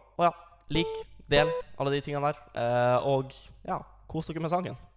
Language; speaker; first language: Norwegian; native; Norwegian